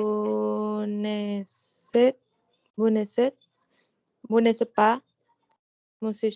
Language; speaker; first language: French; non-native, learner; Spanish